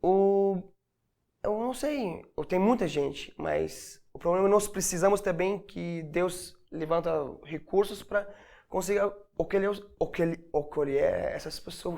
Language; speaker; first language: Portuguese; non-native, learner; Arabic